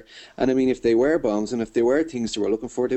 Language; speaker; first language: English; native; English